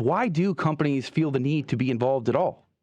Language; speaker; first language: English; native; English